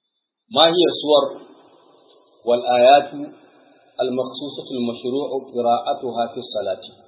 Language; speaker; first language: Arabic; non-native, fluent; Hausa